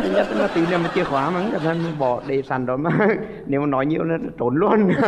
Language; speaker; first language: Vietnamese; native; Vietnamese